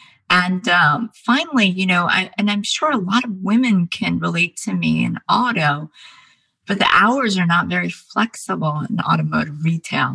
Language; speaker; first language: English; early bilingual, other home language; Korean